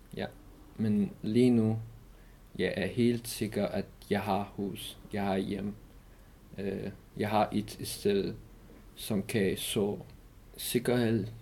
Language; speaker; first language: Danish; non-native, learner; Persian